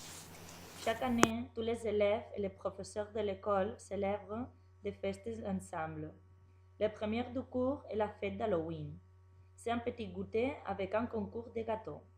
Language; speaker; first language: French; non-native, learner; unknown